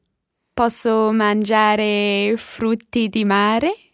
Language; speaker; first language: Italian; non-native, learner; English